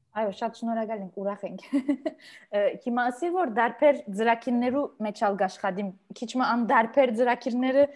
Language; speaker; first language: Armenian; early bilingual, heritage; Armenian